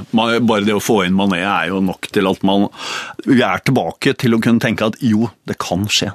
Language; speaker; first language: Norwegian; native; Norwegian